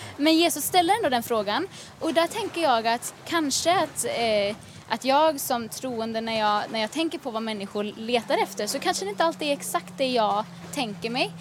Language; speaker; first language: Swedish; native; Swedish